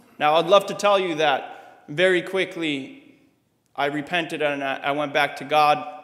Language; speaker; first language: English; early bilingual, other home language; Russian